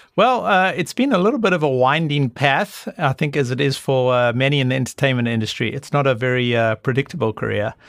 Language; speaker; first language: English; native; English